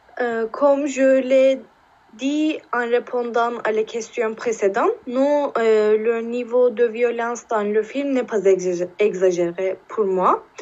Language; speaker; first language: French; non-native, learner; Turkish